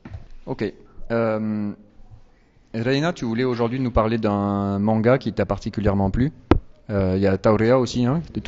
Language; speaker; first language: French; native; French